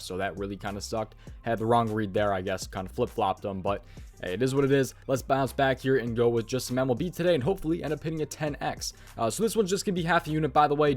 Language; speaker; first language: English; native; English